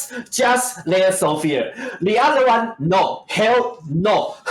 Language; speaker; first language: English; non-native, learner; Chinese